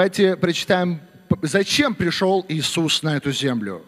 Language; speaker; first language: Russian; native; Russian